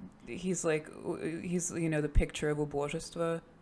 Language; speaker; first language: English; early bilingual, other home language; Russian